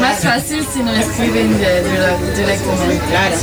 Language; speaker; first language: Spanish; non-native, learner; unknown